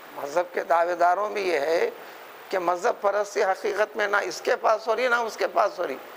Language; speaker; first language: Urdu; native; Urdu